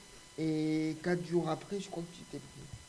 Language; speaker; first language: French; native; French